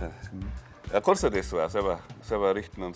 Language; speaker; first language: German; native; German